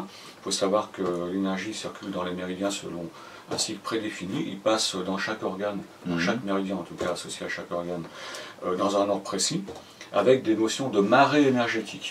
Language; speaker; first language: French; native; French